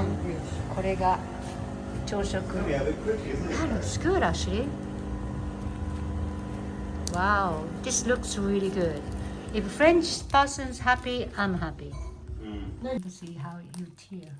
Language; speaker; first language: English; non-native, fluent; Japanese